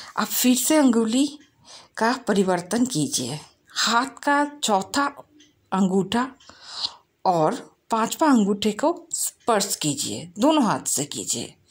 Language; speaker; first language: Hindi; non-native, local second language; Bangla